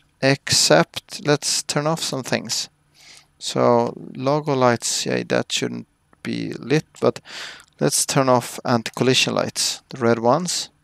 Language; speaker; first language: English; non-native, fluent; Swedish